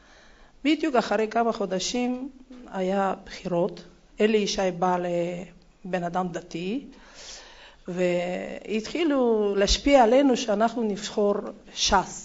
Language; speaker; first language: Hebrew; non-native, fluent; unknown